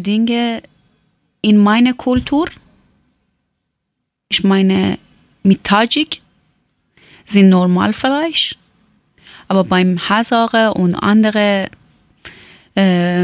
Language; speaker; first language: German; non-native, learner; Persian